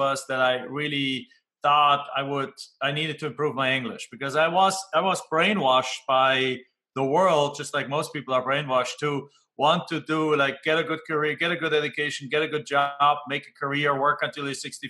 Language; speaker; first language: English; non-native, fluent; German